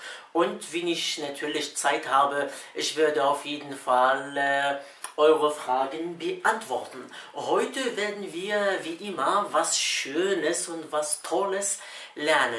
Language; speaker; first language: German; non-native, fluent; Arabic